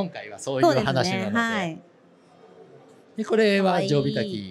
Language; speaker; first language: Japanese; native; Japanese